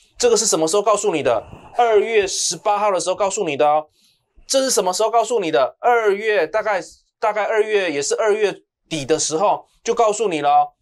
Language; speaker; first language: Chinese; native; Chinese